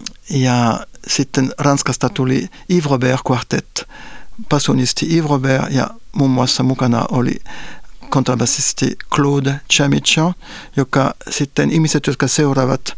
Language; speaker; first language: Finnish; non-native, fluent; French